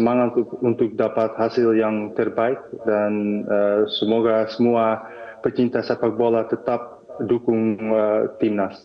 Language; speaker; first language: Indonesian; early bilingual, heritage; Dutch